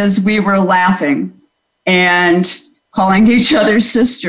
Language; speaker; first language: English; native; English